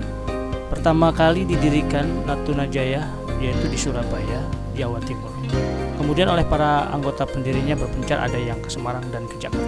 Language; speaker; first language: Indonesian; native; Indonesian